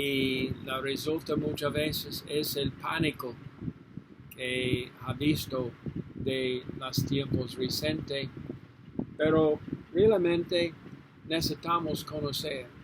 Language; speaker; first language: Spanish; non-native, learner; English